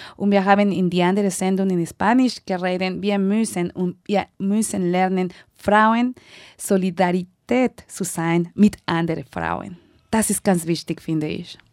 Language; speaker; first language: German; non-native, learner; Spanish